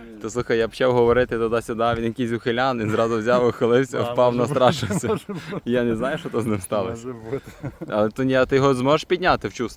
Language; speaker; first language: Ukrainian; native; Ukrainian